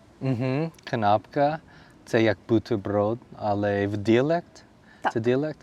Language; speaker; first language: Ukrainian; non-native, learner; English